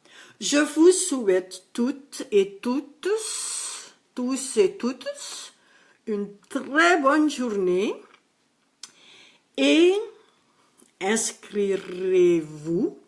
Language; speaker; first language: French; non-native, local second language; Dutch